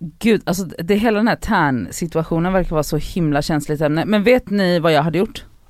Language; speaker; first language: Swedish; native; Swedish